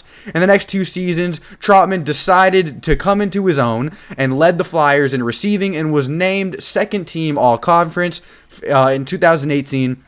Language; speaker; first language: English; native; English